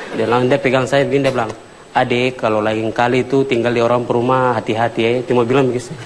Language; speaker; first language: Indonesian; non-native, local second language; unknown